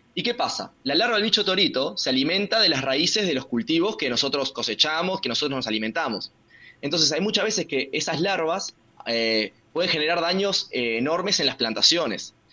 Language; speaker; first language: Spanish; native; Spanish